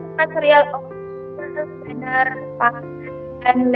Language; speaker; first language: English; non-native, learner; Indonesian